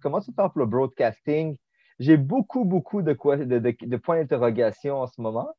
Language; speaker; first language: French; native; French